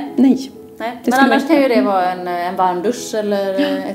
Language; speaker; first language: Swedish; native; Swedish